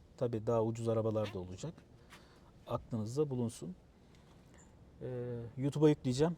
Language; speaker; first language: Turkish; native; Turkish